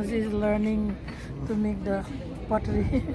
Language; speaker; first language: English; non-native, local second language; Filipino